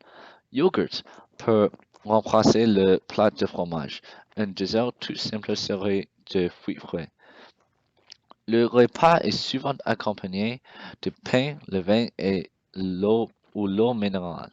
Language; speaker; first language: French; non-native, learner; English